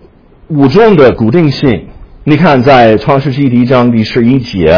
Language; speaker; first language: Chinese; non-native, fluent; English